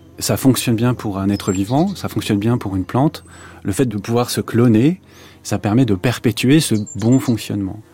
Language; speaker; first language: French; native; French